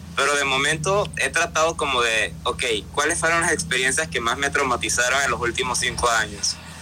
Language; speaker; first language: Spanish; native; Spanish